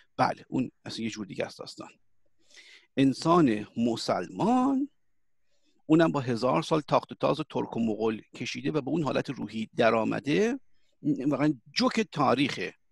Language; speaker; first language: Persian; early bilingual, heritage; Persian